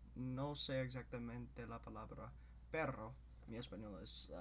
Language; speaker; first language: Spanish; non-native, learner; English